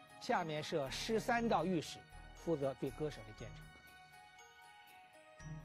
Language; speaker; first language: Chinese; native; Chinese